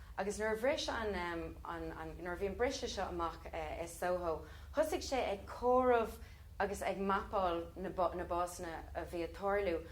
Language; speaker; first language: Irish; non-native, local second language; English